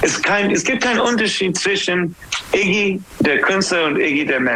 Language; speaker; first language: German; non-native, fluent; English